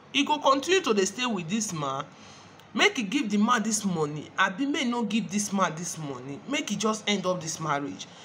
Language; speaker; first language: Nigerian Pidgin; non-native, local second language; Igbo